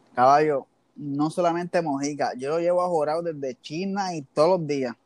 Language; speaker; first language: Spanish; native; Spanish